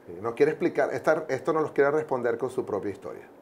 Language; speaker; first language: Spanish; native; Spanish